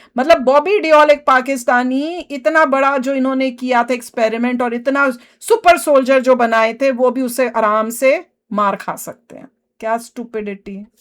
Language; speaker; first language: Hindi; native; Hindi